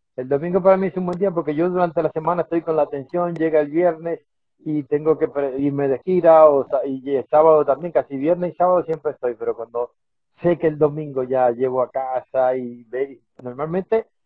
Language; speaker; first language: Spanish; native; Spanish